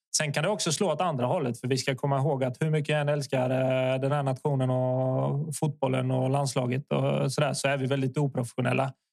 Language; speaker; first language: Swedish; early bilingual, other home language; Bosnian